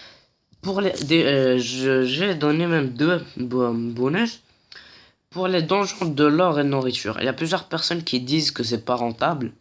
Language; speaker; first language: French; native; French